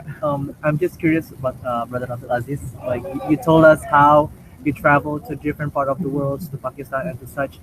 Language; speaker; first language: English; non-native, learner; Indonesian